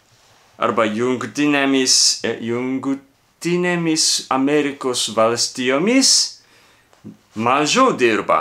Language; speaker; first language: Lithuanian; non-native, fluent; Japanese